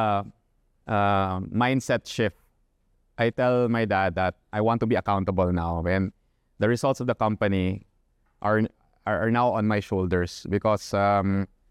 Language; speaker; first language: English; non-native, local second language; Cebuano